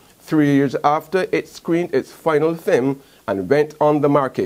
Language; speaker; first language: English; native; English